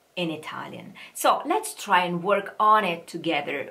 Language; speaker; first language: English; non-native, fluent; Italian